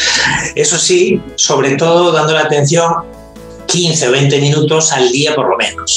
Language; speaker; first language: Spanish; native; Spanish